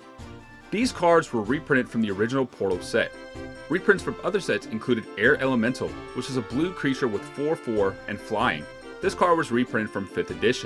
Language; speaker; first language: English; native; English